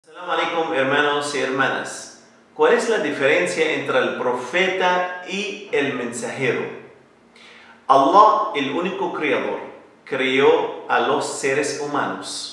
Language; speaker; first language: Spanish; non-native, learner; Arabic